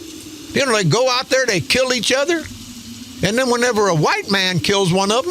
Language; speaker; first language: English; native; English